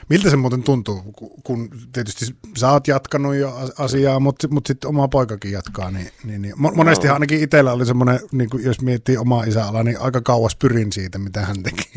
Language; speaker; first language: Finnish; native; Finnish